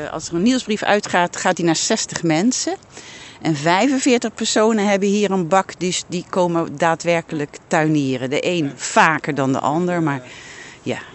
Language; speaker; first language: Dutch; native; Dutch